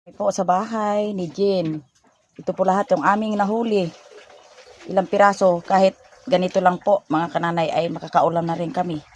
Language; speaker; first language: Filipino; non-native, local second language; Cebuano